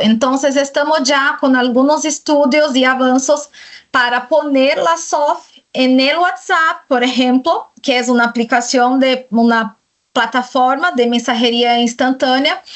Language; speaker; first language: Spanish; non-native, fluent; Portuguese